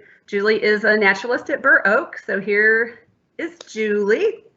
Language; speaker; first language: English; native; English